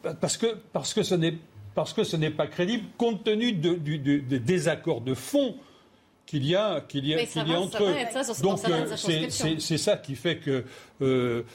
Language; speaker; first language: French; native; French